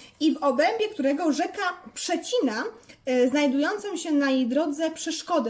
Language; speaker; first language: Polish; native; Polish